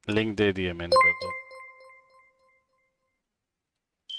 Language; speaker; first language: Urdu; non-native, local second language; Pashto